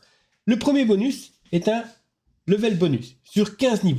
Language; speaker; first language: French; native; French